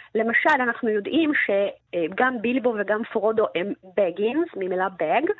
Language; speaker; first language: Hebrew; early bilingual, other home language; Russian